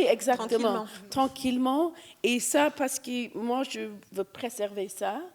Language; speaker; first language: French; non-native, fluent; English